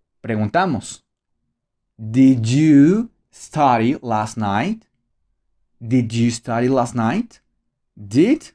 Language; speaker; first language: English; non-native, fluent; Spanish